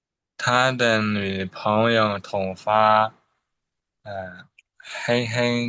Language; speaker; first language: Chinese; non-native, learner; Burmese